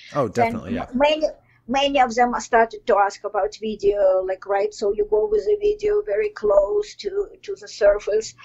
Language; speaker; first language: English; non-native, fluent; Russian